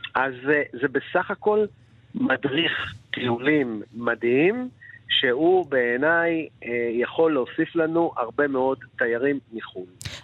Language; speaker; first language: Hebrew; native; Hebrew